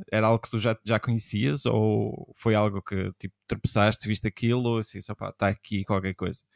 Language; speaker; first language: Portuguese; native; Portuguese